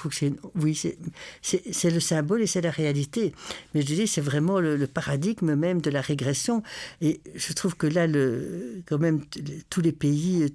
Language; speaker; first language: French; native; French